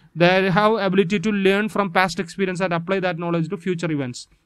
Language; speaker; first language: English; non-native, local second language; Malayalam